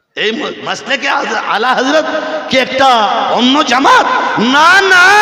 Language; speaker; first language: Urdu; non-native, local second language; Bangla